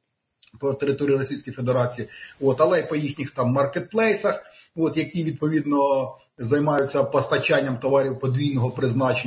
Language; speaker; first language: Ukrainian; native; Ukrainian